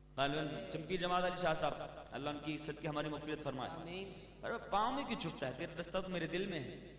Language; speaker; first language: Urdu; non-native, local second language; Punjabi